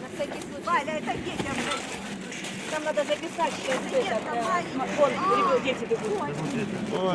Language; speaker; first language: Russian; native; Russian